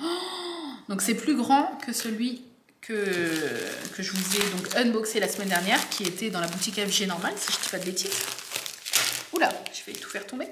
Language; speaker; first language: French; native; French